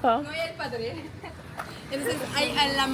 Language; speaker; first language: Spanish; non-native, learner; French